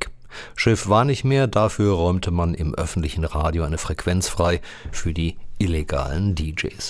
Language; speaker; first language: German; native; German